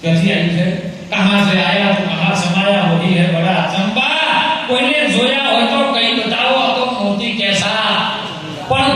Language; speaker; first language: Hindi; non-native, local second language; Gujarati